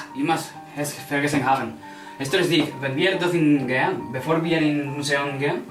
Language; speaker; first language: German; non-native, learner; Spanish